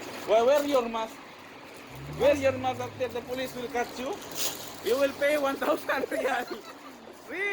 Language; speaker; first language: English; non-native, local second language; Filipino